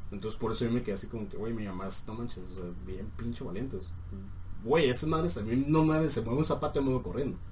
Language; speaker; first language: Spanish; native; Spanish